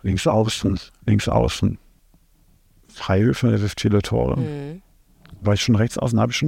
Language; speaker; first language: German; native; German